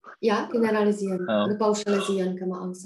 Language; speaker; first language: German; non-native, fluent; Czech